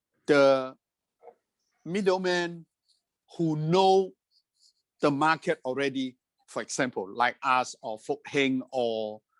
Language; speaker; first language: English; non-native, fluent; Cantonese